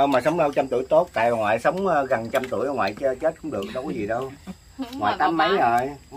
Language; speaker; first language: Vietnamese; native; Vietnamese